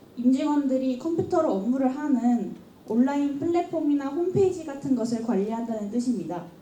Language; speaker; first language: Korean; native; Korean